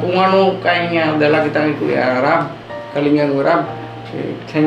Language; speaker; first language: Filipino; non-native, learner; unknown